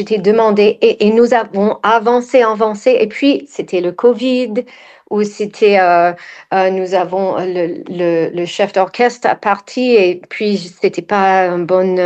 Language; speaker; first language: French; non-native, fluent; English